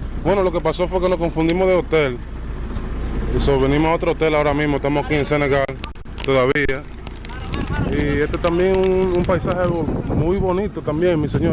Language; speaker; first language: Spanish; early bilingual, heritage; Spanish